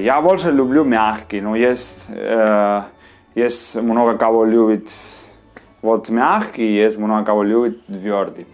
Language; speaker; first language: Russian; non-native, learner; Spanish